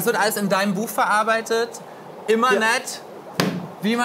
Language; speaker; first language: German; native; German